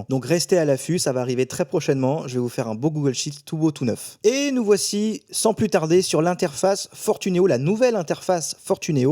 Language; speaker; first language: French; native; French